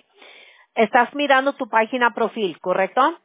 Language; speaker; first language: Spanish; early bilingual, heritage; English